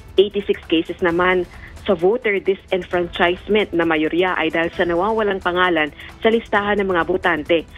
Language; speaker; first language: Filipino; native; Filipino